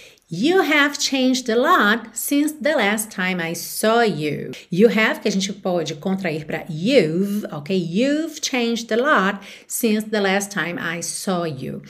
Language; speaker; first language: English; non-native, fluent; Portuguese